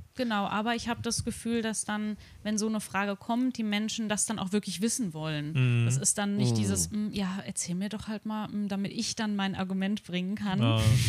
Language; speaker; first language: German; native; German